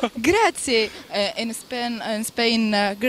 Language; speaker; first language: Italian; non-native, learner; Arabic